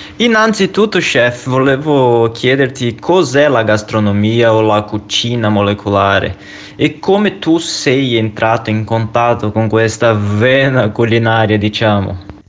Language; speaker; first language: Italian; non-native, fluent; Portuguese